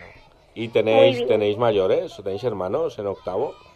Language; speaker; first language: Spanish; native; Spanish